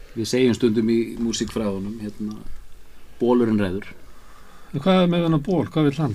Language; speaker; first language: Icelandic; native; Icelandic